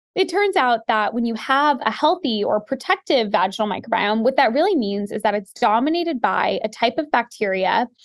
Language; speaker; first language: English; native; English